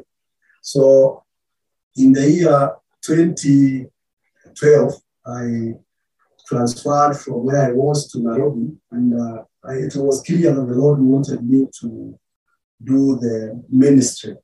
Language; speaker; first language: English; non-native, local second language; Kikuyu